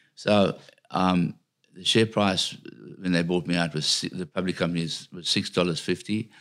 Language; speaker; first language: English; native; English